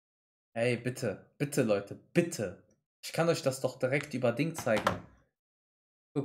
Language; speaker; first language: German; native; German